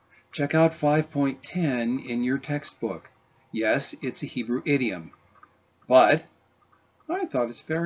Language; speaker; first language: English; native; English